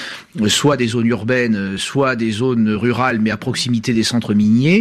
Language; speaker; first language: French; native; French